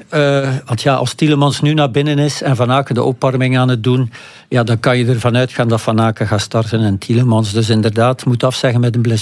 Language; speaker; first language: Dutch; native; Dutch